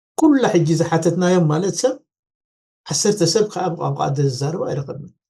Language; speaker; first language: Tigrinya; non-native, local second language; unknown